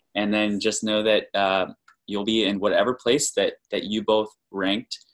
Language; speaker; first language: English; native; English